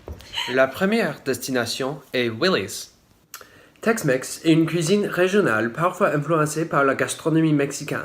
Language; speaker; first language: French; non-native, learner; English